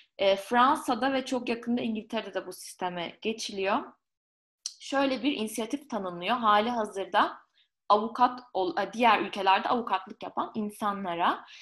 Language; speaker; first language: Turkish; native; Turkish